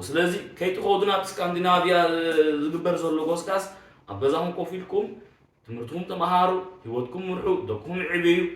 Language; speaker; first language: Tigrinya; early bilingual, heritage; Tigrinya